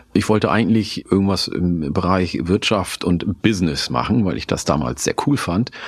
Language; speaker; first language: German; non-native, local second language; Oromo